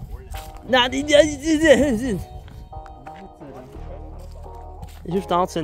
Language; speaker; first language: German; native; German